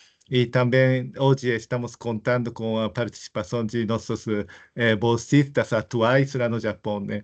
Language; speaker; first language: Portuguese; non-native, fluent; Japanese